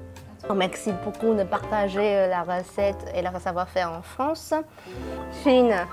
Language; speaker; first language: French; non-native, fluent; Chinese